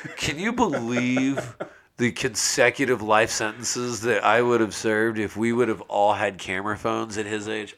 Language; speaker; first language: English; native; English